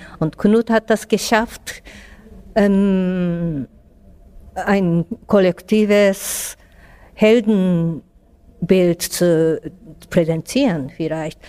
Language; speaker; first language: German; non-native, fluent; Japanese